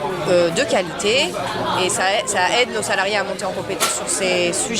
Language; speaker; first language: French; native; French